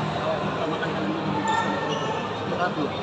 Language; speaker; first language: Indonesian; native; Indonesian